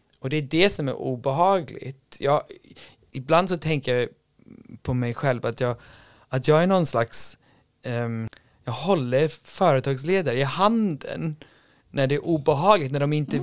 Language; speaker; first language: Swedish; non-native, fluent; Icelandic